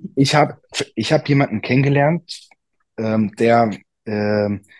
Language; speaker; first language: German; native; German